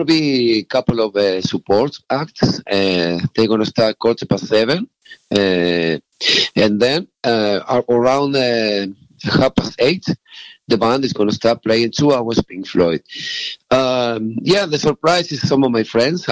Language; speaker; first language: English; non-native, fluent; Spanish